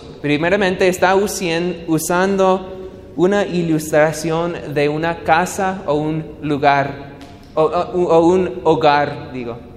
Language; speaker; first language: Spanish; non-native, learner; English